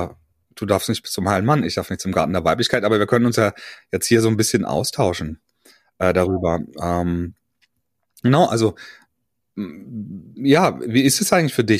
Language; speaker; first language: German; native; German